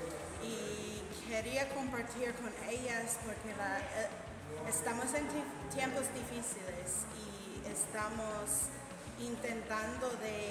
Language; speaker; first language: Spanish; non-native, learner; English